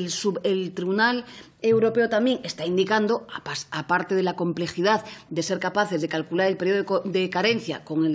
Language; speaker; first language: Spanish; native; Spanish